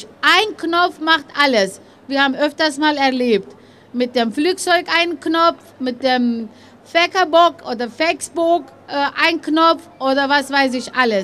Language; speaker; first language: German; early bilingual, other home language; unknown